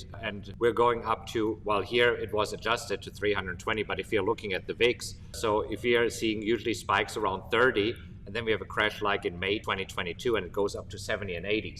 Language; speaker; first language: English; non-native, fluent; German